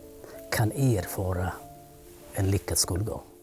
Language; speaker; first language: Swedish; non-native, fluent; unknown